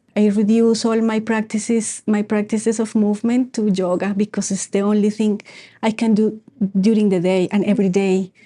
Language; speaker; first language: English; non-native, fluent; Spanish